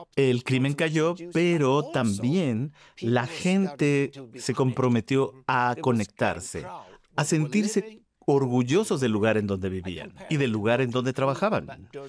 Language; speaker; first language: Spanish; non-native, fluent; Swedish